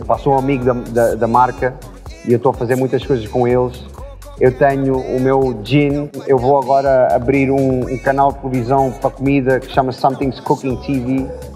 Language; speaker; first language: Portuguese; early bilingual, heritage; Portuguese